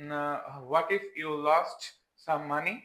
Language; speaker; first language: English; non-native, learner; Bangla